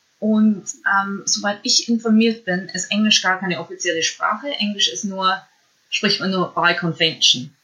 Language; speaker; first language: German; native; German